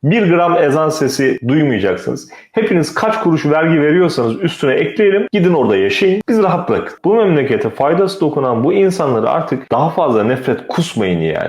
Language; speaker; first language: Turkish; native; Turkish